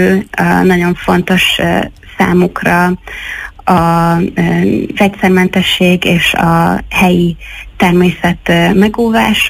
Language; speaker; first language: Hungarian; native; Hungarian